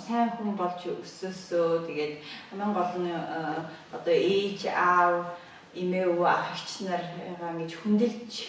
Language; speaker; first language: Mongolian; native; Mongolian